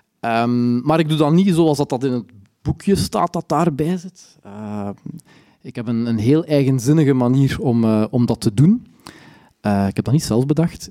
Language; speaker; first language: Dutch; native; Dutch